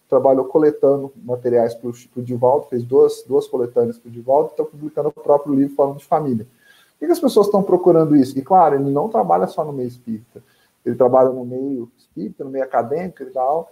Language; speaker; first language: Portuguese; native; Portuguese